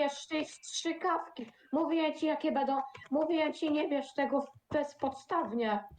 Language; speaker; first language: Polish; native; Polish